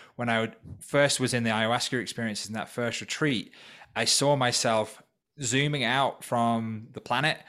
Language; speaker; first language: English; native; English